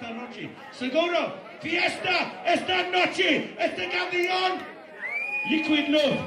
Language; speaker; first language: Spanish; non-native, learner; English